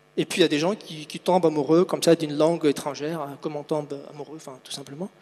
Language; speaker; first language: French; non-native, local second language; Arabic